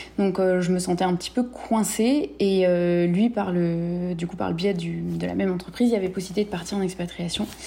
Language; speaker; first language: French; native; French